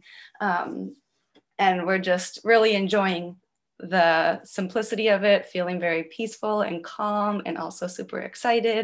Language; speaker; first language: English; native; English